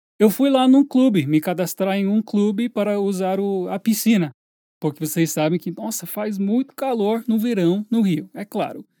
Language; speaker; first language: Portuguese; non-native, fluent; English